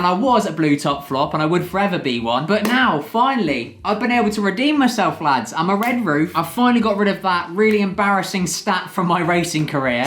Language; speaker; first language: English; native; English